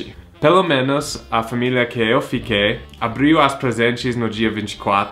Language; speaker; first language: Portuguese; non-native, fluent; English